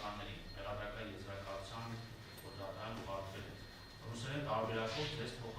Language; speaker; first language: Armenian; native; Armenian